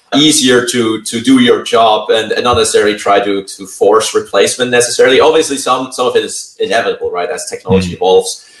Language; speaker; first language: English; non-native, fluent; Swiss German